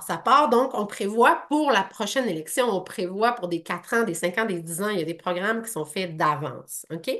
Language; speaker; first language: French; native; French